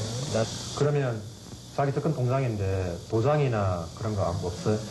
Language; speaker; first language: Korean; native; Korean